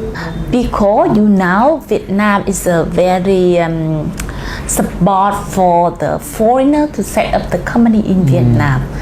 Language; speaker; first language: English; non-native, learner; Vietnamese